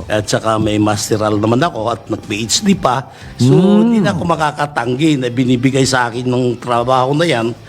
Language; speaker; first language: Filipino; non-native, local second language; Waray